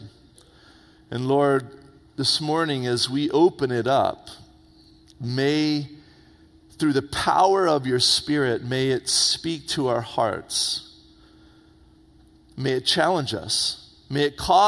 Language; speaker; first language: English; native; English